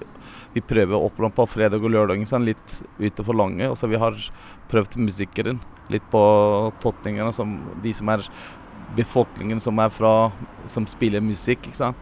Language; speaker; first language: Norwegian; non-native, learner; Turkish